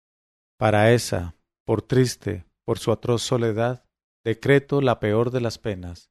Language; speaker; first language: Spanish; native; Spanish